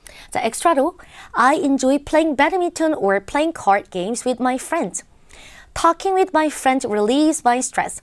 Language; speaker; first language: English; non-native, fluent; Korean